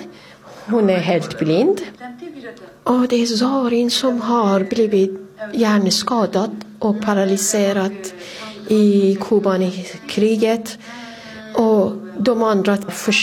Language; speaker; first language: Swedish; non-native, fluent; Persian